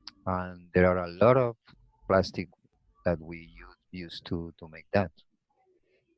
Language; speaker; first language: English; non-native, learner; Spanish